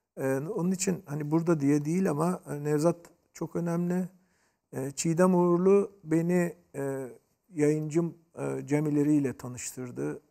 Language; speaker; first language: Turkish; native; Turkish